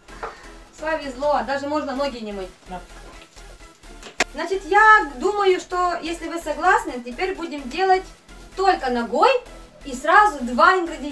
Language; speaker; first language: Russian; native; Russian